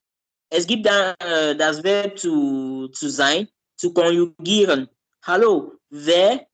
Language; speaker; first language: German; non-native, learner; French